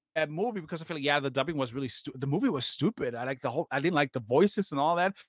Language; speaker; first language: English; non-native, fluent; German